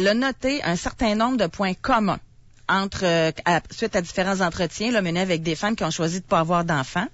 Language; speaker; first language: French; native; French